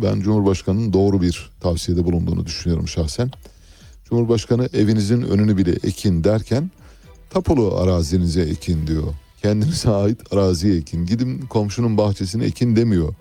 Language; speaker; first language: Turkish; native; Turkish